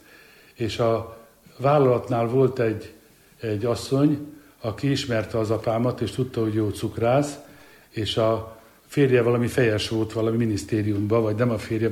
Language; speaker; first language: Hungarian; native; Hungarian